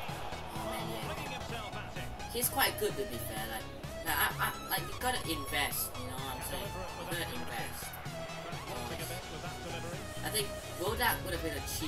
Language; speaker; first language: English; native; English